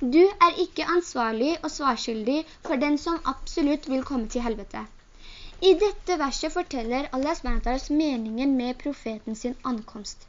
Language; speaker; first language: Norwegian; early bilingual, other home language; Urdu